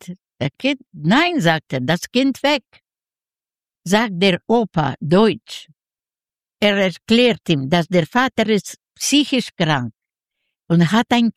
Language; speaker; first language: German; non-native, fluent; Yiddish